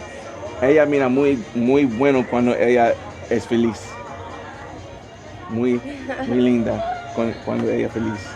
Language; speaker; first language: Spanish; non-native, learner; English